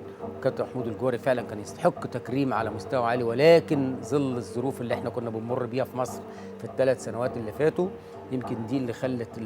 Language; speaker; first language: Arabic; native; Arabic